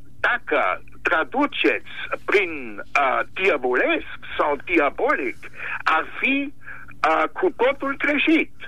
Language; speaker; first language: Romanian; non-native, fluent; German